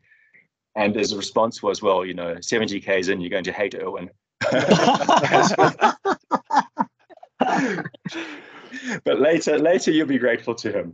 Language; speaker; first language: English; native; English